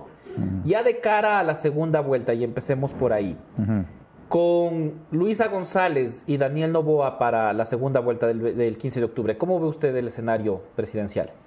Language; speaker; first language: Spanish; native; Spanish